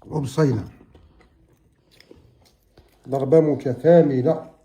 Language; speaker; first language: Arabic; native; Arabic